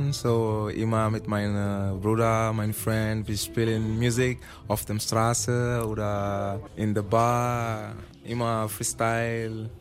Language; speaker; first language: German; non-native, learner; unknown